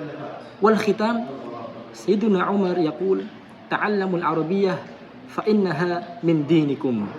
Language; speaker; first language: Arabic; non-native, fluent; Indonesian